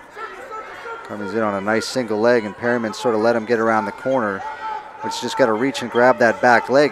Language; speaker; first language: English; native; English